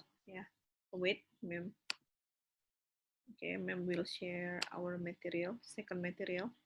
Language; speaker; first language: English; non-native, fluent; Indonesian